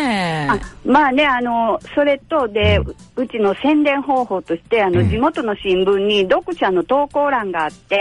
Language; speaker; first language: Japanese; native; Japanese